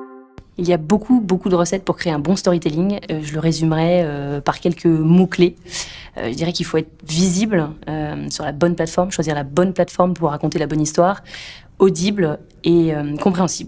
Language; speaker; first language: French; native; French